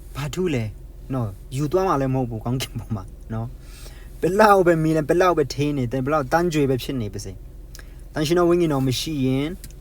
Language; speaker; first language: Burmese; non-native, local second language; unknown